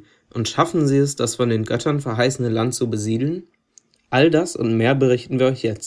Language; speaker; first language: German; native; German